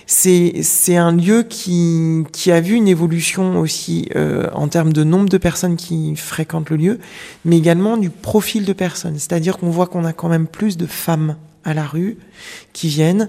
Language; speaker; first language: French; native; French